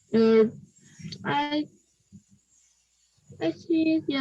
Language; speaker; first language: English; non-native, learner; Vietnamese